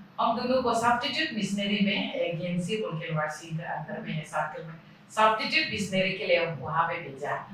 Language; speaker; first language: Hindi; non-native, local second language; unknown